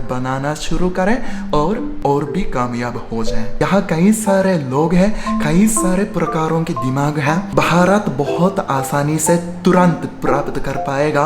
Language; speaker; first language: Hindi; non-native, fluent; Japanese